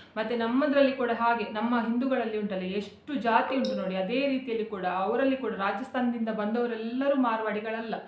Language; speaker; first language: Kannada; native; Kannada